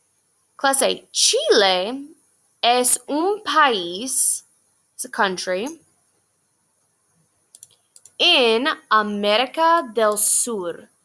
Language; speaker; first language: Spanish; non-native, fluent; English